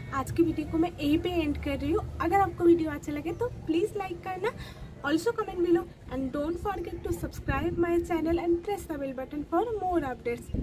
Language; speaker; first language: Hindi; non-native, local second language; Bangla